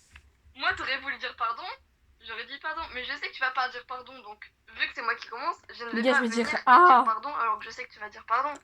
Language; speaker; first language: French; native; French